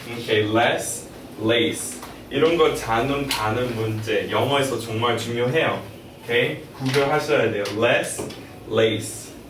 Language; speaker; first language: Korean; non-native, fluent; English